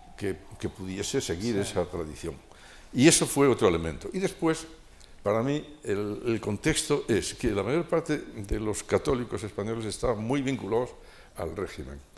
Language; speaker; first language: Spanish; native; Spanish